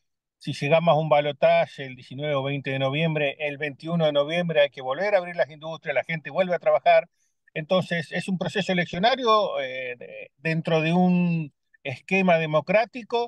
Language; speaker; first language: Spanish; native; Spanish